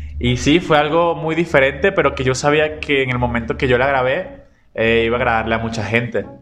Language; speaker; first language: Spanish; native; Spanish